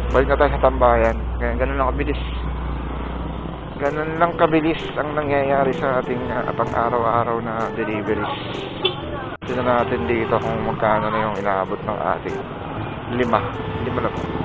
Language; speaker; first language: Filipino; native; Filipino